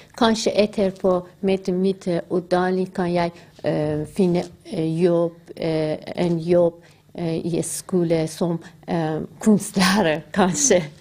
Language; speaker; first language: Norwegian; non-native, learner; Persian